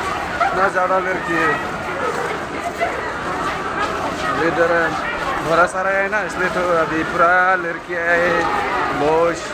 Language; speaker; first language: Hindi; non-native, local second language; Bodo